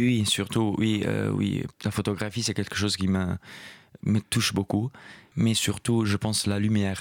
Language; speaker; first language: French; non-native, fluent; Italian